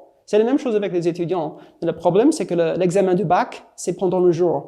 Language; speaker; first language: French; non-native, fluent; English